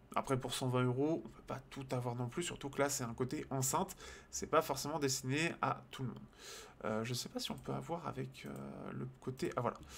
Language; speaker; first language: French; native; French